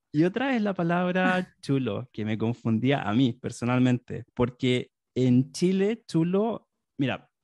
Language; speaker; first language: Spanish; native; Spanish